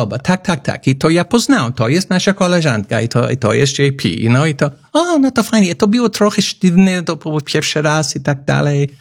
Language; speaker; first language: Polish; non-native, fluent; English